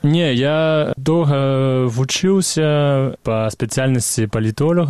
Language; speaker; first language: Belarusian; non-native, fluent; French